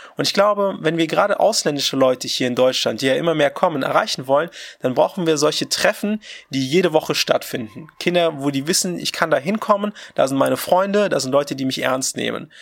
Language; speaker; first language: German; early bilingual, other home language; Russian